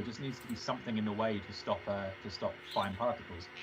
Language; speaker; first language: English; native; English